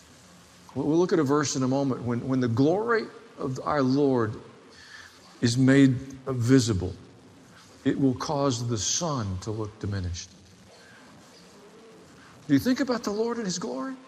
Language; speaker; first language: English; native; English